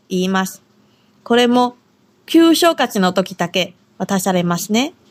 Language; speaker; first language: Japanese; non-native, fluent; Chinese